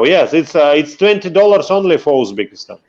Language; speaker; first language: English; non-native, fluent; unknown